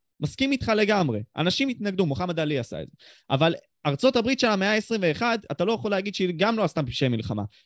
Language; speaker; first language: Hebrew; native; Hebrew